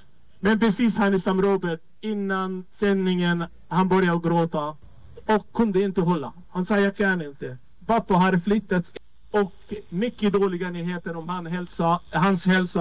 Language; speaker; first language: Swedish; non-native, fluent; Arabic